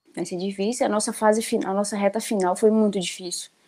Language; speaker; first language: Portuguese; native; Portuguese